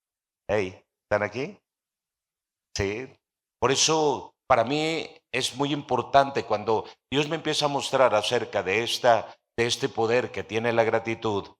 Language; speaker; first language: Spanish; native; Spanish